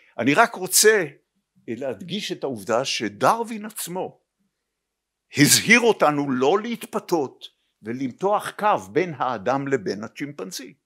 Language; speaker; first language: Hebrew; native; Hebrew